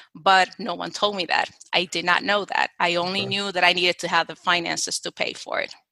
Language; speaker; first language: English; non-native, fluent; Spanish